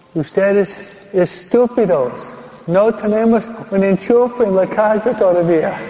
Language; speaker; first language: Spanish; non-native, fluent; English